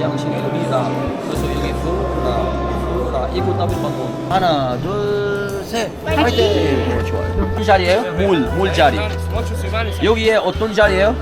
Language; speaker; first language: Korean; non-native, learner; Arabic